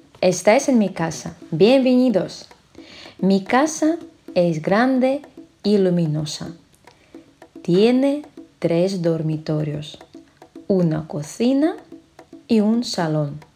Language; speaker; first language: Spanish; non-native, fluent; Russian